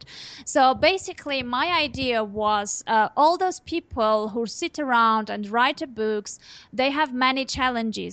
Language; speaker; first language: English; non-native, fluent; Armenian